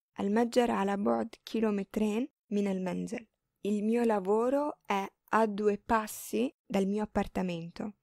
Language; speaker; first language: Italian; non-native, fluent; Arabic